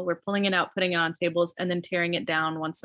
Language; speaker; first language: English; native; English